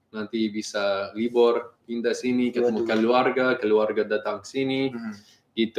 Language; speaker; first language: Indonesian; non-native, learner; English